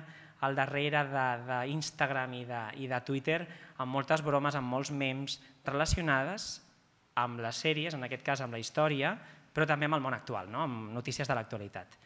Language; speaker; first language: Catalan; native; Catalan